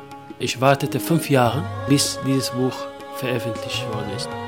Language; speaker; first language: German; non-native, local second language; Kurdish